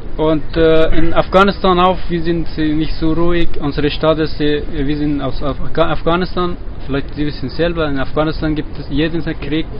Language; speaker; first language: German; non-native, learner; Persian